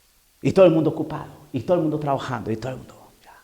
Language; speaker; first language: Spanish; native; Spanish